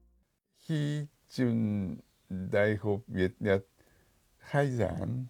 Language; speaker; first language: Vietnamese; non-native, fluent; Japanese